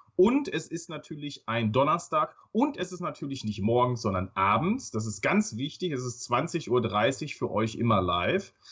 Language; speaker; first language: German; native; German